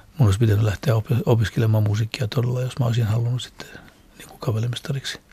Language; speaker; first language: Finnish; non-native, local second language; Swedish